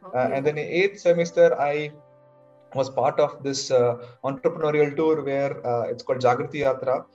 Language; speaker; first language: English; non-native, local second language; Kannada